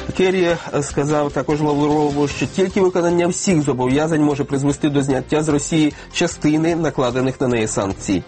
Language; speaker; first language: Ukrainian; native; Ukrainian